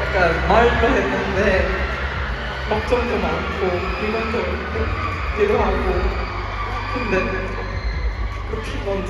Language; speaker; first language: Korean; non-native, learner; Filipino